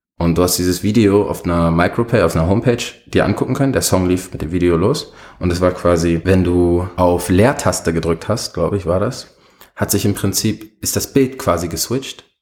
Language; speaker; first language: German; early bilingual, other home language; Arabic